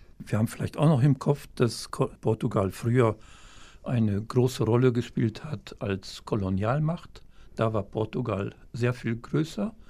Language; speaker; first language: German; native; German